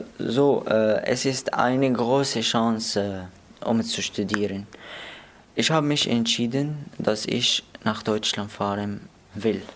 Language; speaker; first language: German; non-native, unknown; Arabic